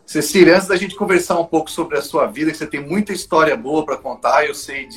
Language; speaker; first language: Portuguese; native; Portuguese